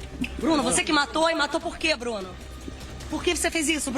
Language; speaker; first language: Portuguese; native; Portuguese